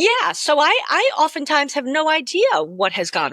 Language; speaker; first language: English; native; English